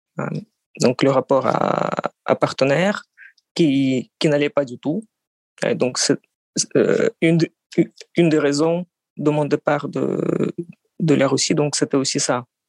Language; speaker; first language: French; non-native, fluent; Russian